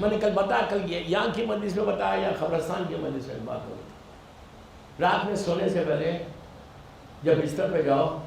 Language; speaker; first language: Urdu; native; Urdu